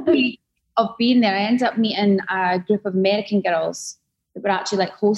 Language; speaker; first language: English; native; English